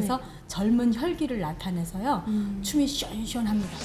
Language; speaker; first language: Korean; native; Korean